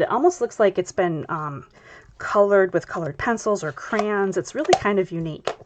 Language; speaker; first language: English; native; English